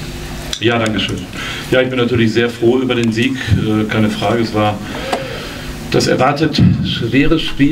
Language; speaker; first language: German; native; German